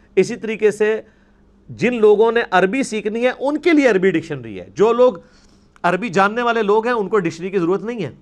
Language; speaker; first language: Urdu; non-native, local second language; Punjabi